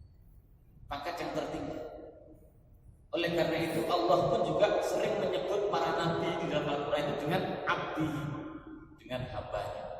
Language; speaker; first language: Indonesian; non-native, local second language; Javanese